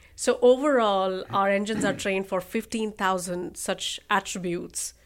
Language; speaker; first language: English; non-native, local second language; Hindi